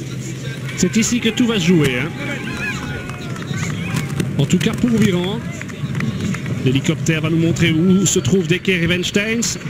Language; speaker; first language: French; native; French